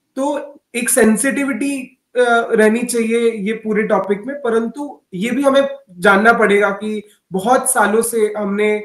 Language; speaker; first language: Hindi; non-native, local second language; Odia